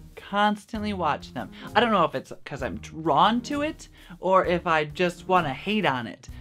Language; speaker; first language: English; native; English